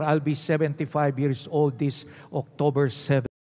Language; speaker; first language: English; non-native, local second language; Filipino